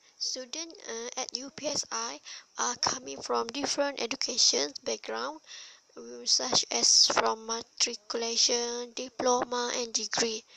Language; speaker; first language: English; non-native, learner; Malay